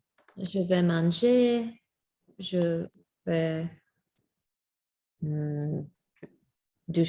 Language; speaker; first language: French; non-native, learner; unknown